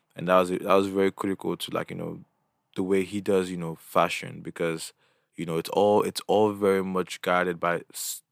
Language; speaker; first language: English; non-native, local second language; Igbo